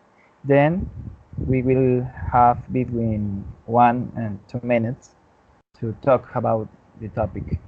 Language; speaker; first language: English; non-native, learner; Spanish